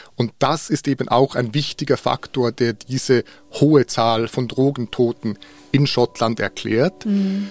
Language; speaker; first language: German; native; German